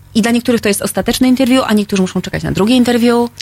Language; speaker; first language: Polish; native; Polish